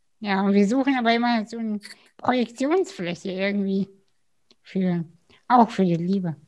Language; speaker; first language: German; early bilingual, other home language; Russian